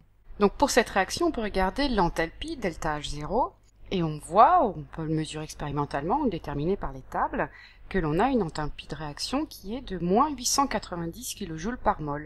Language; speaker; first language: French; native; French